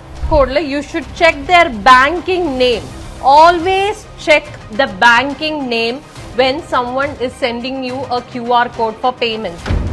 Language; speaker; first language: English; non-native, local second language; Malayalam